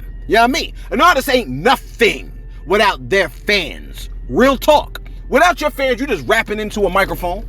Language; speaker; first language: English; native; English